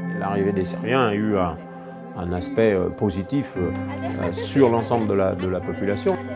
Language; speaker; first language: French; native; French